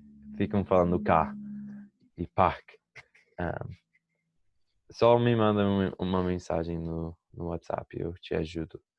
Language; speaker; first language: Portuguese; non-native, fluent; English